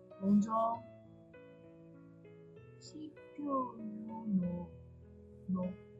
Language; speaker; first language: Korean; non-native, learner; Chinese